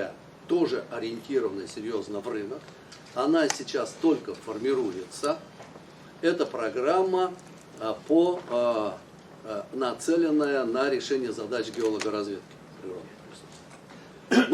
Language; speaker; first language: Russian; native; Russian